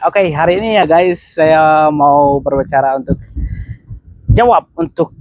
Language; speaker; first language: Indonesian; non-native, fluent; Arabic